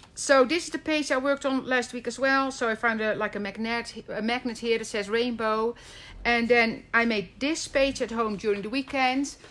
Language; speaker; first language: English; non-native, fluent; Dutch